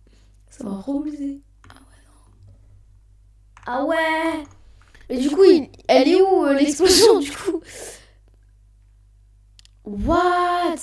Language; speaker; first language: French; native; French